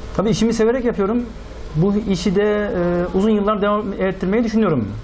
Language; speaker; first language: Turkish; native; Turkish